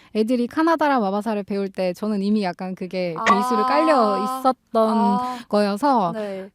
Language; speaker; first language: Korean; non-native, fluent; Turkish